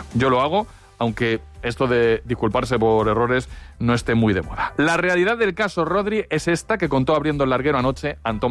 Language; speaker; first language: Spanish; native; Spanish